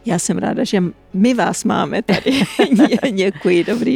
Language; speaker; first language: Czech; early bilingual, heritage; Czech